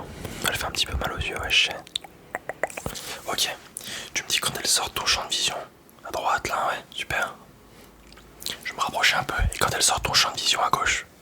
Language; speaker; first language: French; native; French